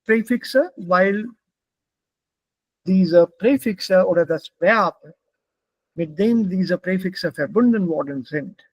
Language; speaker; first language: German; non-native, fluent; Hindi